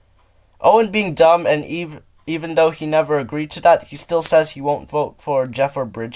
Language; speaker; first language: English; native; English